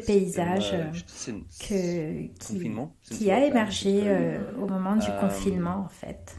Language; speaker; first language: French; native; French